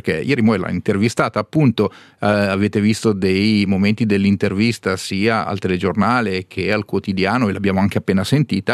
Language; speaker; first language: Italian; native; Italian